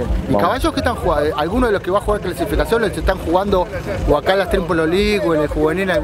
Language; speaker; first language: Spanish; native; Spanish